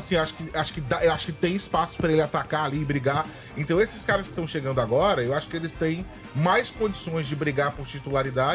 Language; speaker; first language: Portuguese; native; Portuguese